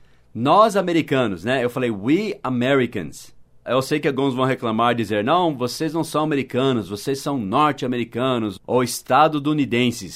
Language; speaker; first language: Portuguese; non-native, fluent; English